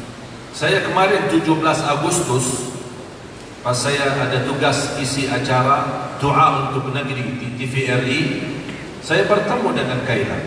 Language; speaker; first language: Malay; non-native, fluent; Arabic